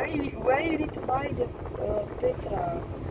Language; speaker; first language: English; non-native, fluent; Dutch